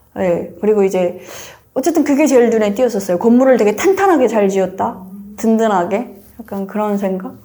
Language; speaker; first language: Korean; native; Korean